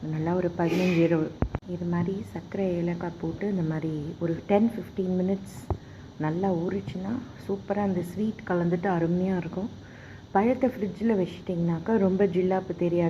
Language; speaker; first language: Tamil; native; Tamil